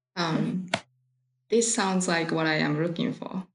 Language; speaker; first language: English; non-native, fluent; Japanese